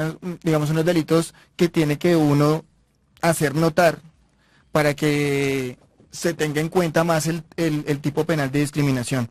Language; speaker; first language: Spanish; native; Spanish